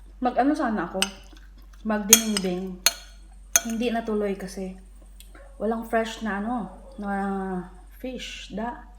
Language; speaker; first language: Filipino; non-native, local second language; Cebuano